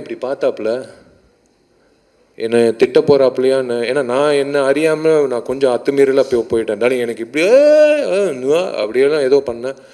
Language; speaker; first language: Tamil; native; Tamil